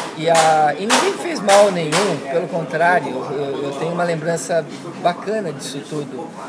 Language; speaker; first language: Portuguese; early bilingual, heritage; Portuguese